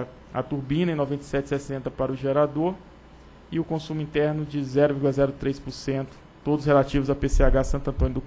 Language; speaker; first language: Portuguese; native; Portuguese